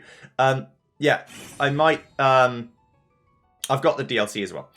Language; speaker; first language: English; native; English